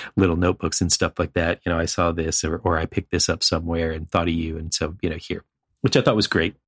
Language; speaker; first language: English; native; English